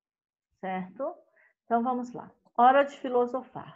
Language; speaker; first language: Portuguese; native; Portuguese